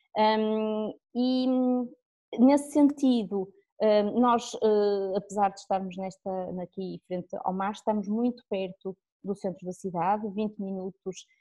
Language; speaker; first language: Portuguese; native; Portuguese